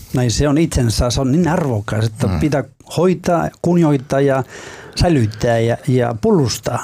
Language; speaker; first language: Finnish; non-native, fluent; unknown